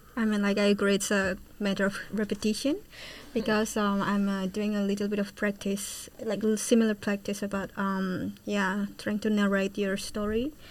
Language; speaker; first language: English; non-native, fluent; Indonesian